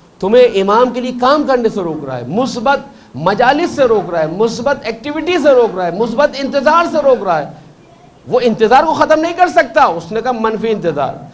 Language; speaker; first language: Urdu; native; Urdu